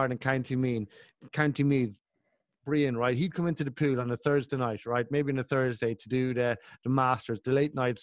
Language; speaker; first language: English; native; English